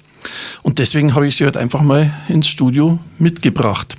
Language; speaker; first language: German; native; German